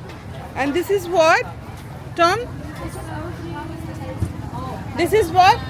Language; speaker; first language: English; non-native, local second language; Hindi